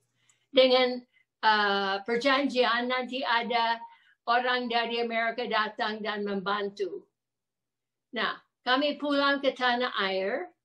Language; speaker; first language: Indonesian; non-native, fluent; English